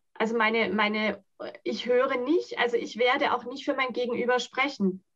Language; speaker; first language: German; non-native, local second language; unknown